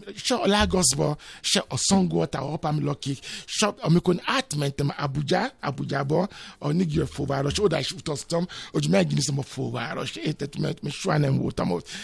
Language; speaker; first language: Hungarian; non-native, fluent; Yoruba